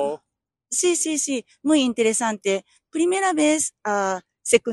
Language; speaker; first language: Spanish; non-native, learner; Japanese